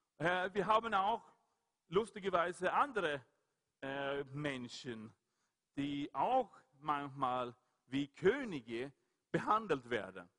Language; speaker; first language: German; non-native, fluent; Swedish